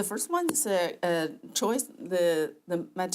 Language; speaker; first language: English; non-native, learner; Chinese